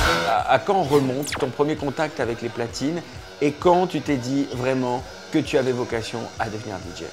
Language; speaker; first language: French; native; French